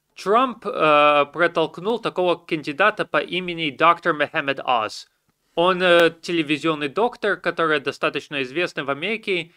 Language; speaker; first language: Russian; early bilingual, heritage; Russian